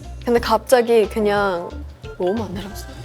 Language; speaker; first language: Korean; early bilingual, heritage; English